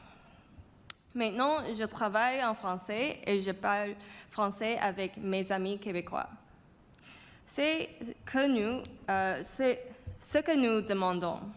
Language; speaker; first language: French; non-native, fluent; Chinese